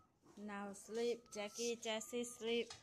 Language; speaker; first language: English; non-native, learner; Thai